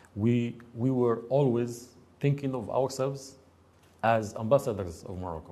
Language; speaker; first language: English; non-native, fluent; Arabic